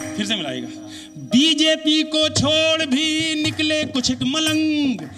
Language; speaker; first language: Hindi; native; Hindi